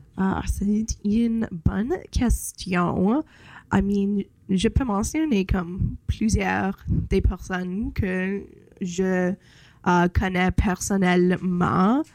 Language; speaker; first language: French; non-native, local second language; English